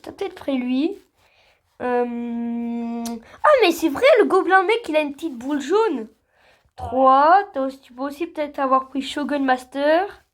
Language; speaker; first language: French; native; French